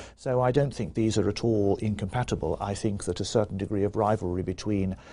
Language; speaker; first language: English; native; English